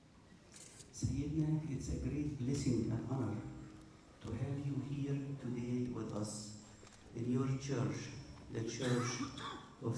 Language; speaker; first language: English; non-native, fluent; Arabic